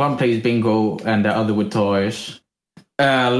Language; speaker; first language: English; non-native, fluent; Swedish